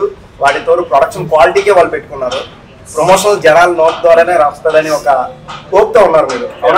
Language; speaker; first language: Telugu; native; Telugu